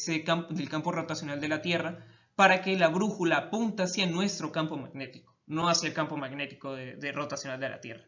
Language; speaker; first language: Spanish; native; Spanish